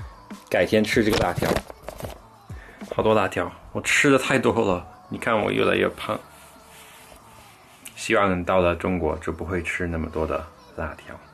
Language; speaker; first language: Chinese; non-native, fluent; English